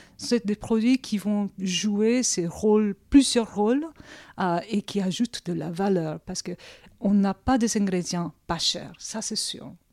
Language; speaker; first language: French; early bilingual, other home language; Korean